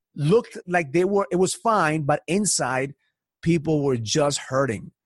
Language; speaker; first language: English; early bilingual, other home language; Spanish